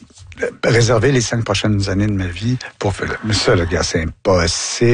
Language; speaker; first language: French; native; French